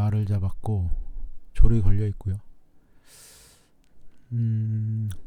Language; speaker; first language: Korean; native; Korean